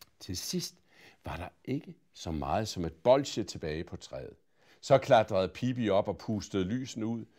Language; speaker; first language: Danish; native; Danish